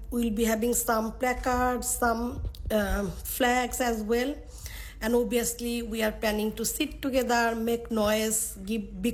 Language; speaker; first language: English; non-native, local second language; Bangla